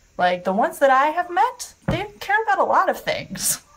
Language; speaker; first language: English; native; English